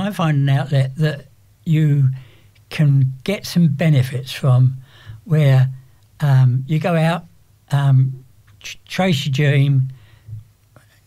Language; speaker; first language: English; native; English